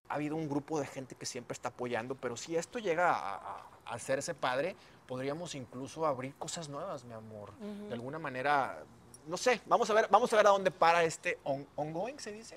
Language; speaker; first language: Spanish; native; Spanish